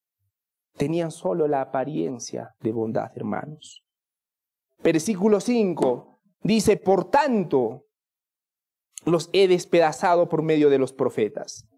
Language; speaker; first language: Spanish; native; Spanish